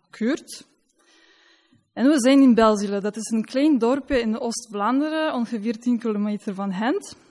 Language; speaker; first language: Dutch; non-native, fluent; Polish